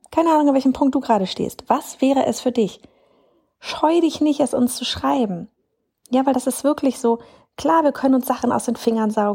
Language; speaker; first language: German; native; German